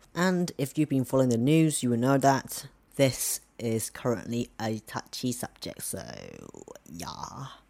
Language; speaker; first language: English; non-native, local second language; Cantonese